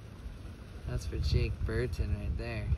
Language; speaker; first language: English; native; English